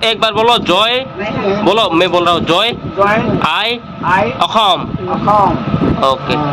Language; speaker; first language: Hindi; non-native, local second language; Assamese